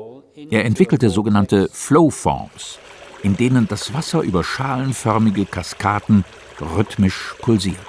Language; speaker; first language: German; native; German